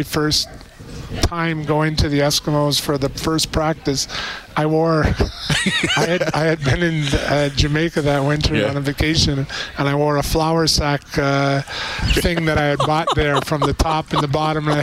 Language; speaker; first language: English; native; English